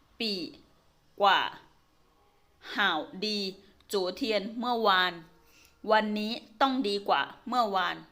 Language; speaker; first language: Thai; native; Thai